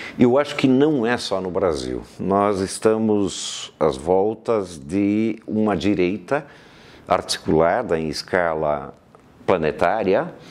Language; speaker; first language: Portuguese; native; Portuguese